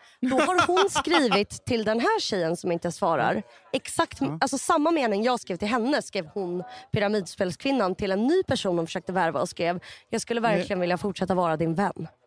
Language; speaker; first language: Swedish; native; Swedish